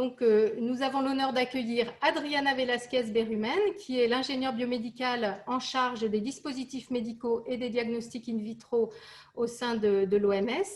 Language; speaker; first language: French; native; French